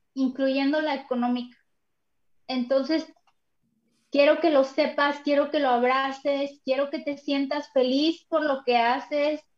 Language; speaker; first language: Spanish; native; Spanish